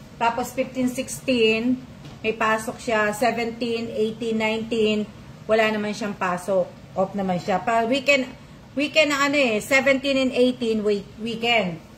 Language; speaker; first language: Filipino; non-native, local second language; Cebuano